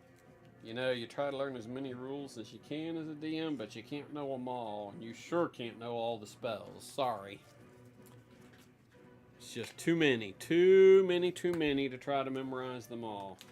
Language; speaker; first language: English; native; English